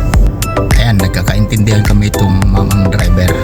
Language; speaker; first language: Filipino; native; Filipino